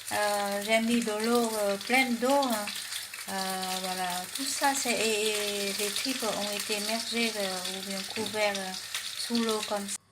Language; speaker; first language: French; non-native, fluent; Vietnamese